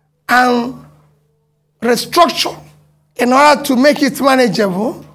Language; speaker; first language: English; non-native, local second language; Igbo